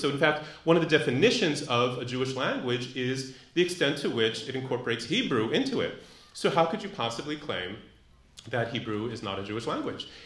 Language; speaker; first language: English; native; English